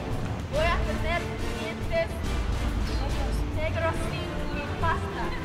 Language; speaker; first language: Spanish; non-native, learner; English